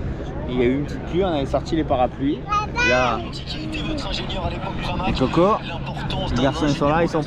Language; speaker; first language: French; native; French